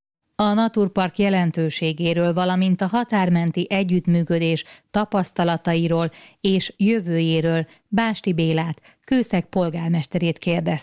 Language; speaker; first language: Hungarian; native; Hungarian